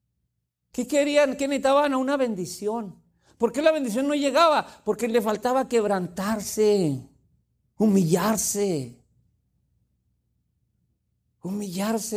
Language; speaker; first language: Spanish; native; Spanish